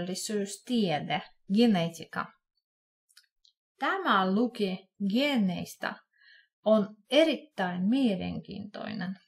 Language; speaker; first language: Finnish; non-native, fluent; Russian